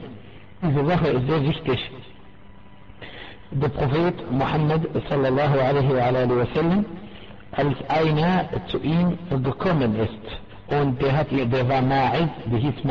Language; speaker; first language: German; non-native, fluent; Arabic